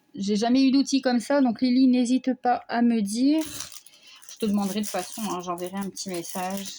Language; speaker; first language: French; native; French